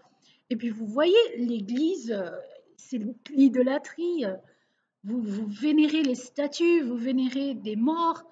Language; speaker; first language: French; non-native, local second language; Portuguese